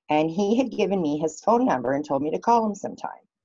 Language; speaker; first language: English; native; English